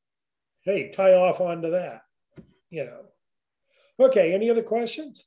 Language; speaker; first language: English; native; English